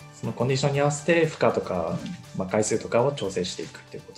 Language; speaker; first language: Japanese; native; Japanese